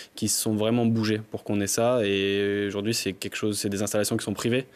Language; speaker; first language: French; native; French